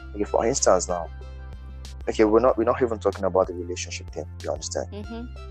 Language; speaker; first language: English; non-native, local second language; Yoruba